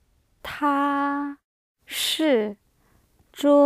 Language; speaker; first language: Chinese; non-native, learner; English